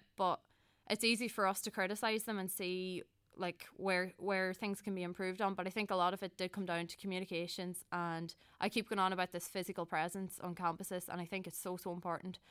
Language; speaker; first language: English; native; English